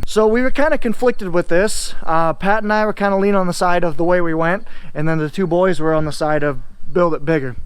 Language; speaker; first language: English; native; English